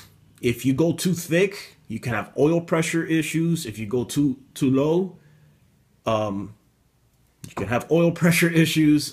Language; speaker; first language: English; native; English